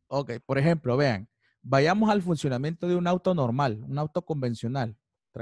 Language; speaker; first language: Spanish; native; Spanish